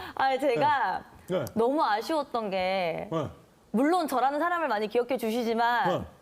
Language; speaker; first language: Korean; native; Korean